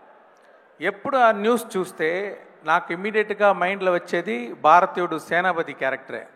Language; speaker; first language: Telugu; non-native, local second language; Tamil